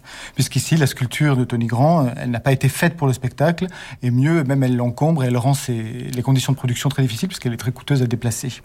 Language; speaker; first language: French; native; French